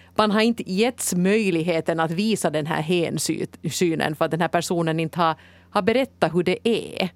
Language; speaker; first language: Swedish; native; Swedish